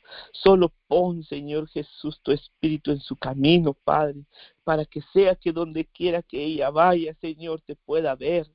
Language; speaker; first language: Spanish; native; Spanish